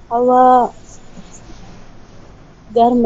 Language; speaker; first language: Persian; non-native, learner; Urdu